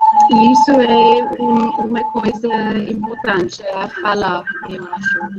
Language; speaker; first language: Portuguese; non-native, fluent; English